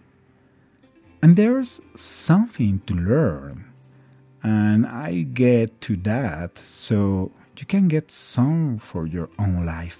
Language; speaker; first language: English; non-native, fluent; Spanish